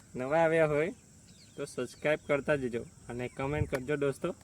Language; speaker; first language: Gujarati; native; Gujarati